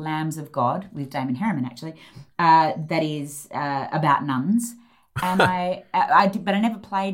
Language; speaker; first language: English; native; English